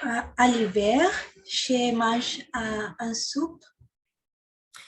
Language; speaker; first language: French; non-native, learner; Spanish